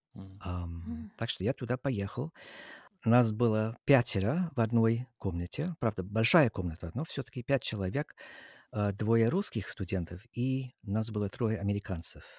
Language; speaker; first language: Russian; non-native, fluent; English